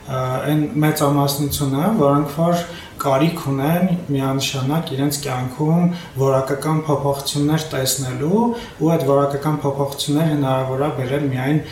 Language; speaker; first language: Armenian; native; Armenian